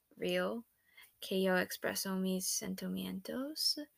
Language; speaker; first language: Spanish; non-native, learner; English